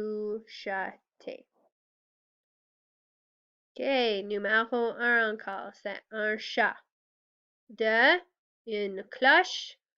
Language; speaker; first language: French; non-native, fluent; English